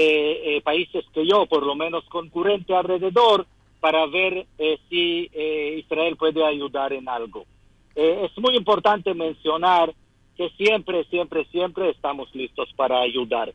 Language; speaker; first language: Spanish; non-native, fluent; Hebrew